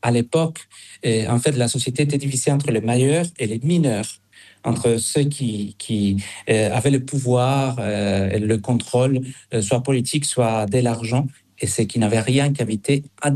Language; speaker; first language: French; non-native, fluent; Spanish